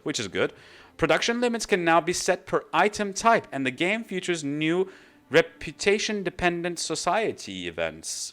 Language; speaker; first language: English; non-native, fluent; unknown